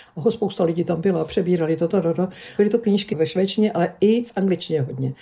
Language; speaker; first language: Czech; early bilingual, other home language; Greek